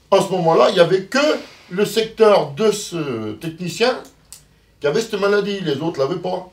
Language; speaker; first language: French; native; French